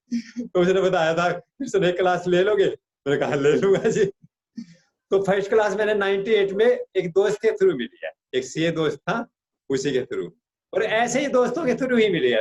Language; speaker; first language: Hindi; native; Hindi